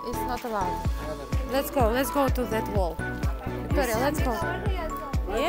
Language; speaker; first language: English; non-native, learner; Russian